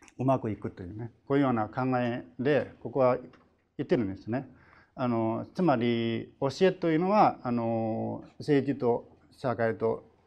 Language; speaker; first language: Japanese; non-native, fluent; Chinese